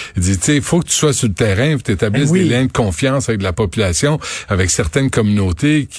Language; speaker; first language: French; native; French